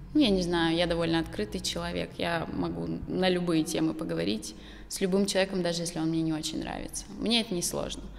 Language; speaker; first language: Russian; native; Russian